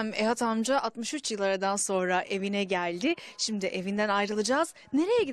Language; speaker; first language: Turkish; native; Turkish